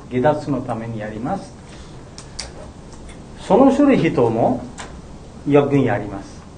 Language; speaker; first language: Japanese; non-native, learner; Bangla